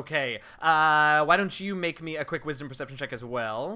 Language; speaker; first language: English; native; English